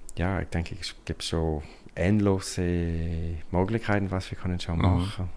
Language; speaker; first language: German; non-native, learner; English